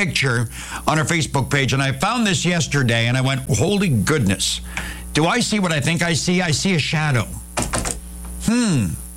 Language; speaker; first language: English; native; English